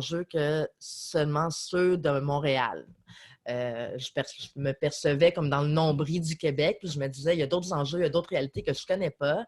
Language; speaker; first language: French; native; French